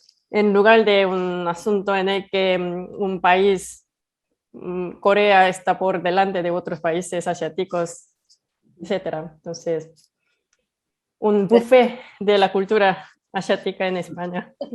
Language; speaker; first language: Spanish; non-native, fluent; Korean